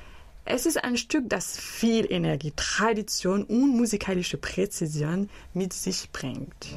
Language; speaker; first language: German; native; German